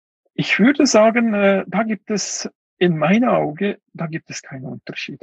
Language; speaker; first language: German; non-native, fluent; Uyghur